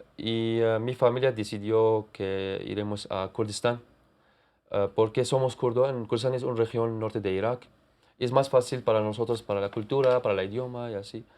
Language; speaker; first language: Spanish; non-native, fluent; Kurdish